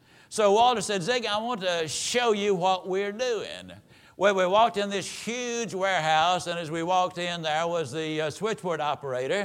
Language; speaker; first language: English; native; English